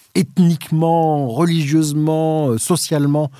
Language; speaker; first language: French; native; French